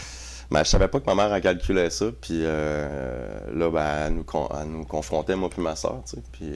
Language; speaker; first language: French; native; French